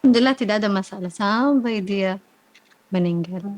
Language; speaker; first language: Indonesian; non-native, learner; Arabic